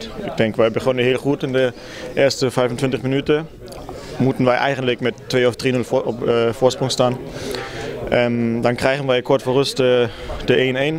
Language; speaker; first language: Dutch; non-native, fluent; German